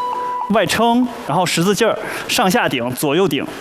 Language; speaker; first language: Chinese; native; Chinese